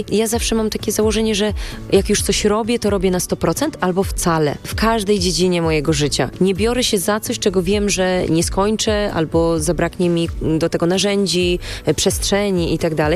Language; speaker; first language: Polish; native; Polish